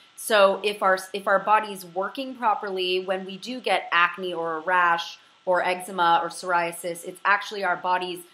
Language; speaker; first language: English; native; English